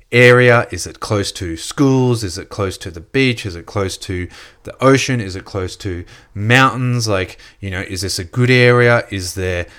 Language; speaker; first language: English; native; English